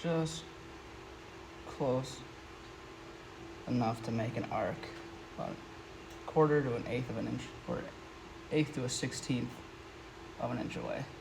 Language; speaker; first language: English; native; English